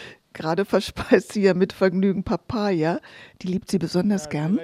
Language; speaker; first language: German; native; German